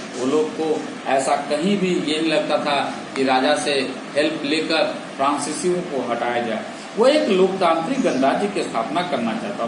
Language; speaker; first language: Hindi; native; Hindi